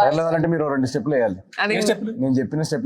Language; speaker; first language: Telugu; native; Telugu